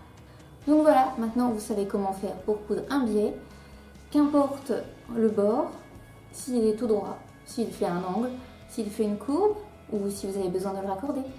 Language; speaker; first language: French; native; French